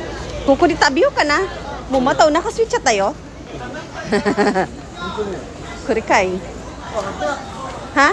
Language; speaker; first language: Japanese; non-native, learner; Filipino